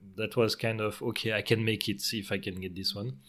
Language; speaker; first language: English; non-native, fluent; French